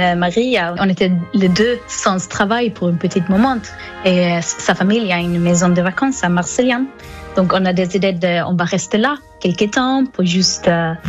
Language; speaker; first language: French; non-native, learner; Swedish